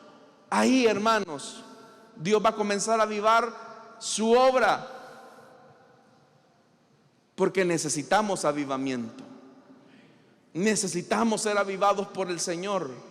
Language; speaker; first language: Spanish; native; Spanish